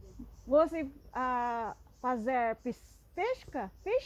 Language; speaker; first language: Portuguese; non-native, learner; Filipino